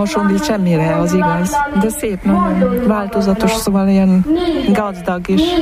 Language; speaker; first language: Hungarian; non-native, fluent; German